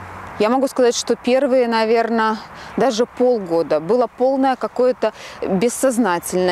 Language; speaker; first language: Russian; native; Russian